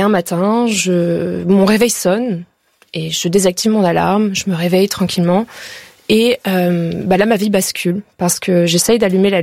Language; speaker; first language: French; native; French